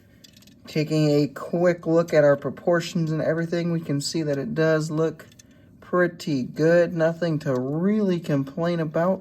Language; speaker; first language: English; native; English